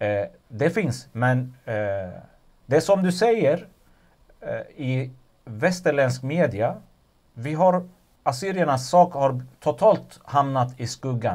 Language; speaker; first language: Swedish; non-native, fluent; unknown